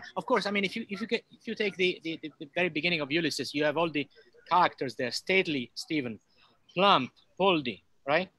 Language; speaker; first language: English; non-native, fluent; Italian